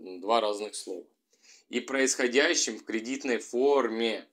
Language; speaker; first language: Russian; native; Russian